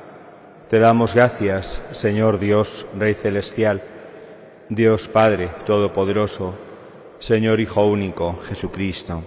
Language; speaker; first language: Spanish; native; Spanish